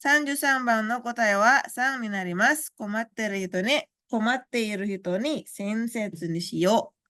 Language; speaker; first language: Japanese; non-native, fluent; Indonesian